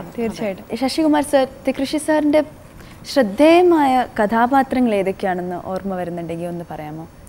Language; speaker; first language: Malayalam; native; Malayalam